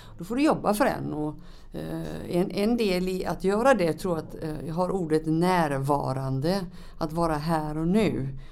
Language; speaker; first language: Swedish; native; Swedish